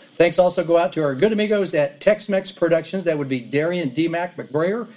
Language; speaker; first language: English; native; English